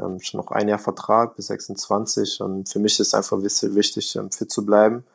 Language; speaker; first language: German; early bilingual, other home language; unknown